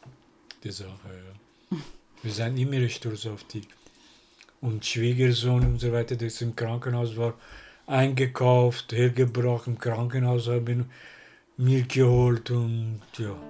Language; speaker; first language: German; non-native, learner; Persian